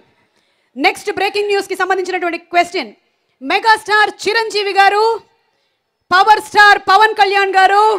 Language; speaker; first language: Telugu; native; Telugu